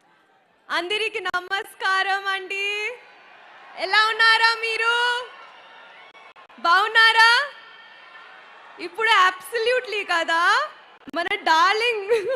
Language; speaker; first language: Telugu; non-native, learner; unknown